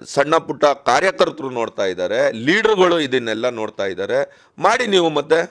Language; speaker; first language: Kannada; non-native, local second language; Urdu